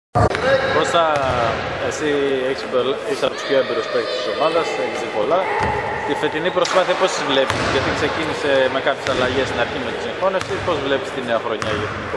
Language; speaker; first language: Greek; native; Greek